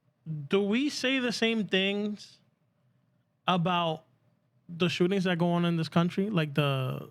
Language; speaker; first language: English; early bilingual, other home language; Spanish